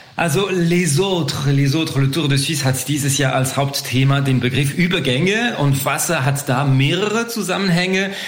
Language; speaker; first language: German; non-native, local second language; French